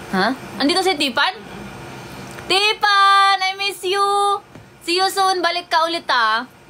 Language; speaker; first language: Filipino; non-native, local second language; Waray